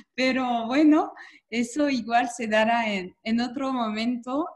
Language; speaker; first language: Spanish; non-native, fluent; French